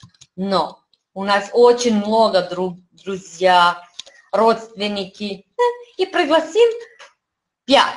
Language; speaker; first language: Russian; non-native, fluent; Serbian